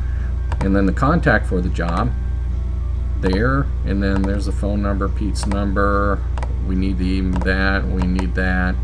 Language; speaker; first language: English; native; English